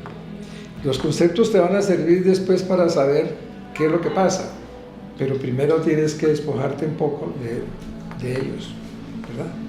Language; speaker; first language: Spanish; native; Spanish